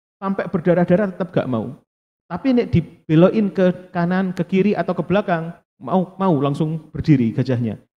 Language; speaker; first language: Indonesian; non-native, local second language; Javanese